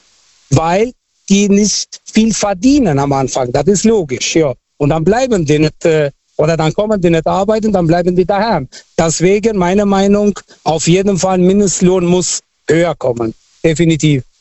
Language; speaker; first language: German; non-native, learner; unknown